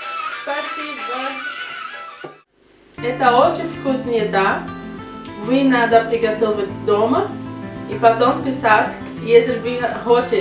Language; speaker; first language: Russian; non-native, learner; Portuguese